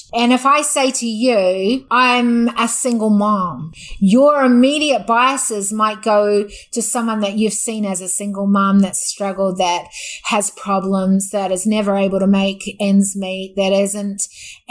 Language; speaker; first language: English; native; English